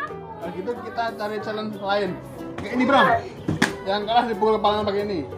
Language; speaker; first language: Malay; non-native, local second language; Javanese